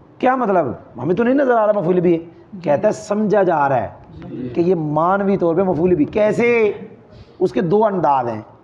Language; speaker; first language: Urdu; non-native, local second language; Punjabi